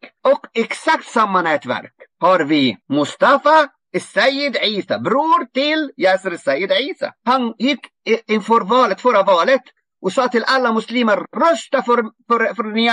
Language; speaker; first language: Swedish; non-native, fluent; Arabic